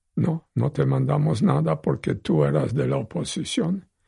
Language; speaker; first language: Spanish; non-native, fluent; Polish